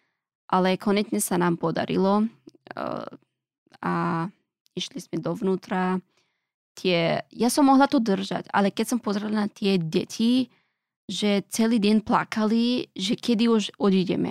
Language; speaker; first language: Slovak; non-native, learner; Pashto